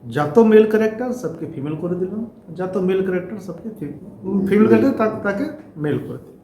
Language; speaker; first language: Bangla; non-native, learner; Hindi